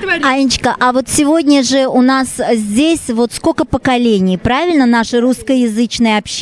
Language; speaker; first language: Russian; native; Russian